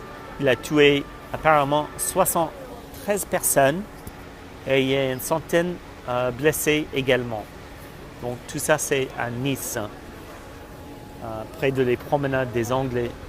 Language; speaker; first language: French; non-native, fluent; English